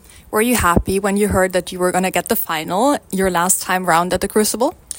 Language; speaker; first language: English; non-native, fluent; German